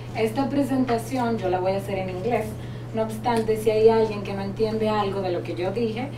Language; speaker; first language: Spanish; native; Spanish